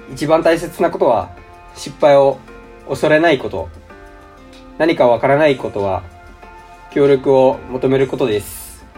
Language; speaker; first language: Japanese; early bilingual, other home language; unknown